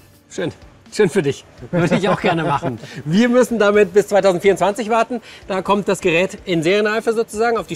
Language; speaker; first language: German; native; German